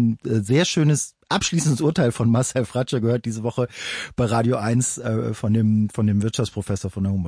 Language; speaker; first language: German; native; German